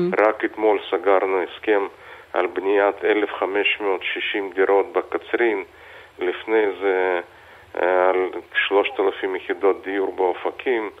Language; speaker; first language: Hebrew; non-native, fluent; Russian